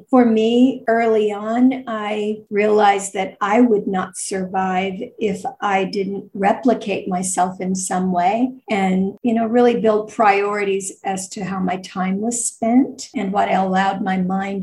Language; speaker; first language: English; native; English